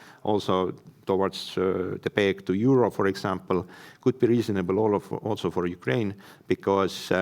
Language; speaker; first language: English; non-native, fluent; Estonian